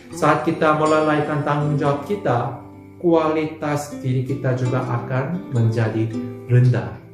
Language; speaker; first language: Indonesian; non-native, fluent; Korean